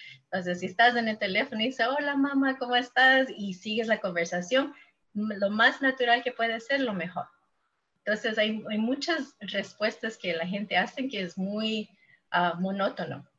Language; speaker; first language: Spanish; early bilingual, heritage; Spanish